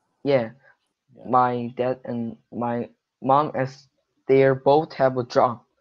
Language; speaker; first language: English; non-native, learner; Korean